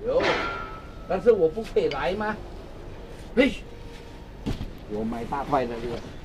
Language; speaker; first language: Chinese; early bilingual, heritage; Chinese